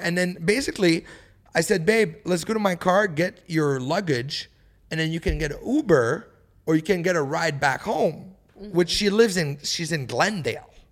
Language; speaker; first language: English; early bilingual, other home language; French